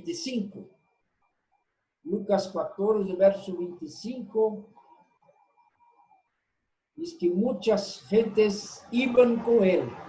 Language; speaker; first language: Spanish; non-native, fluent; Portuguese